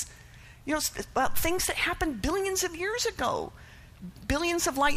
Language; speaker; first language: English; native; English